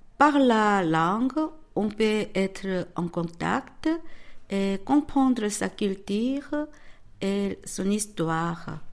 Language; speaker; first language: French; non-native, fluent; Korean